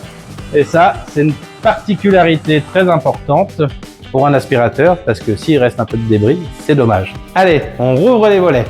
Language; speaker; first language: French; native; French